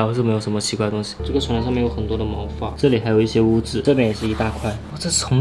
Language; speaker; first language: Chinese; native; Chinese